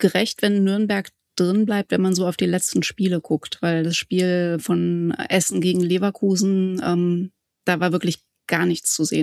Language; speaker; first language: German; native; German